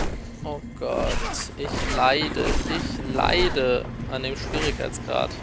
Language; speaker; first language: German; native; German